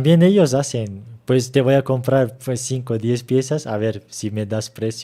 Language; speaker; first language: Spanish; non-native, learner; Turkish